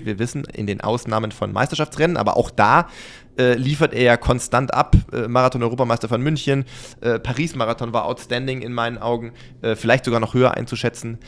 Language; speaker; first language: German; native; German